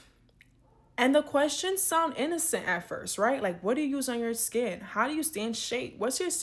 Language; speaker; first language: English; native; English